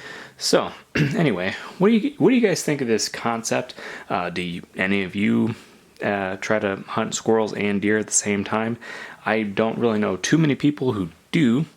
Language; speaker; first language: English; native; English